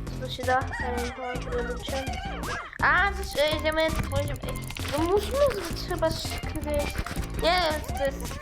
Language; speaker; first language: Polish; early bilingual, other home language; Ukrainian